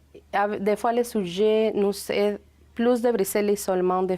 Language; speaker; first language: French; non-native, fluent; Spanish